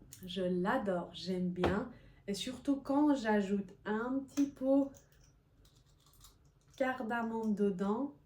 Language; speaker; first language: French; non-native, fluent; Persian